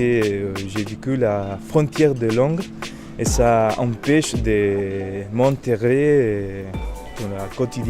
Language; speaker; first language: French; non-native, fluent; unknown